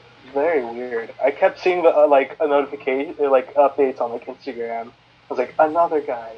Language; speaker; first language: English; native; English